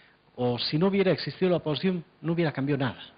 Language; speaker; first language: Spanish; native; Spanish